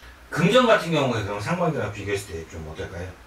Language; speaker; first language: Korean; native; Korean